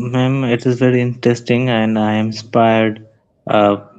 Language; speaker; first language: English; non-native, learner; Sindhi